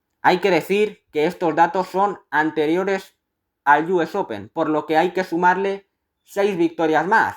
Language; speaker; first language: Spanish; native; Spanish